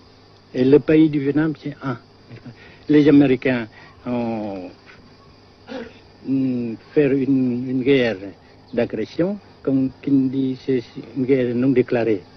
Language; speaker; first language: French; non-native, local second language; Vietnamese